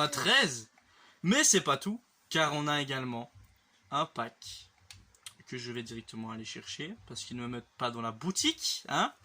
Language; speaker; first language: French; native; French